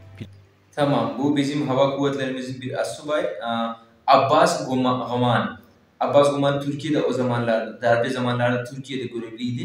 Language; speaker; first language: Turkish; non-native, fluent; Urdu